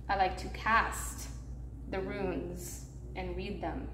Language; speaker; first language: English; native; English